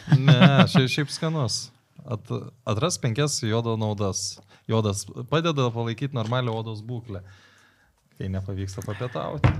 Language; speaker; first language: Lithuanian; native; Lithuanian